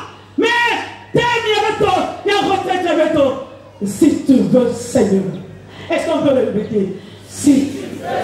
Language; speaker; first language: French; non-native, local second language; Lingala